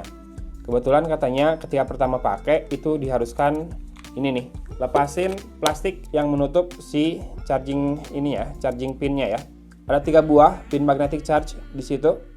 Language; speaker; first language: Indonesian; native; Indonesian